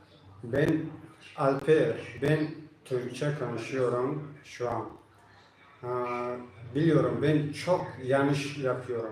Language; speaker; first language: Turkish; non-native, learner; Tajik